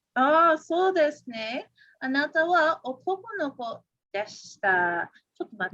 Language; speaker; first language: Japanese; non-native, fluent; English